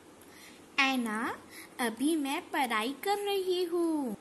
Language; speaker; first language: Hindi; native; Hindi